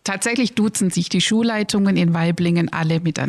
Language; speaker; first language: German; native; German